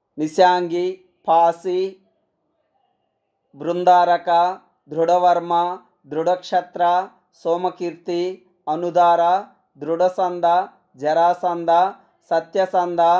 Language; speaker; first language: Telugu; native; Telugu